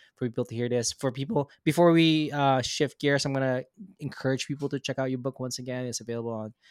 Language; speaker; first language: English; non-native, local second language; Filipino